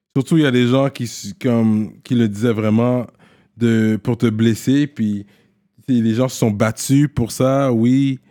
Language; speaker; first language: French; native; French